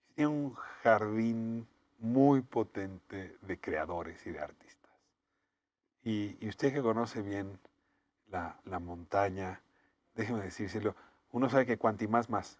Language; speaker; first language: Spanish; native; Spanish